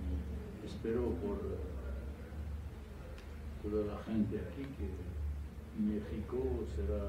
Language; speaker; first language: Spanish; non-native, fluent; French